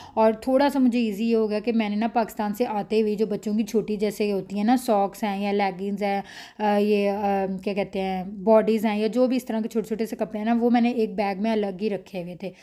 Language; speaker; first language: Urdu; native; Urdu